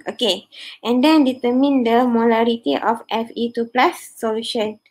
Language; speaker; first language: English; non-native, local second language; Malay